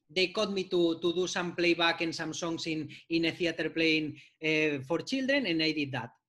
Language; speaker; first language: English; non-native, fluent; Spanish